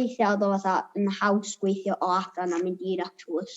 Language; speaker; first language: Welsh; native; Welsh